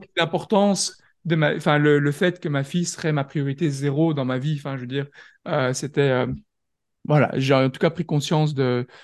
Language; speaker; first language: French; native; French